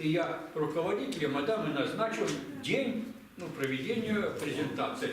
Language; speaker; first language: Russian; native; Russian